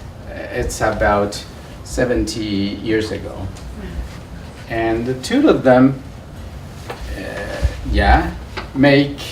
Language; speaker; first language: English; non-native, learner; Chinese